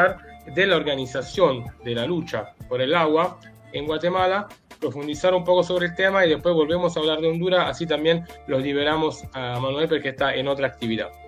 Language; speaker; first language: Spanish; native; Spanish